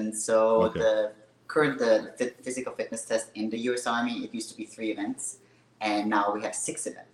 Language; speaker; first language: English; non-native, fluent; German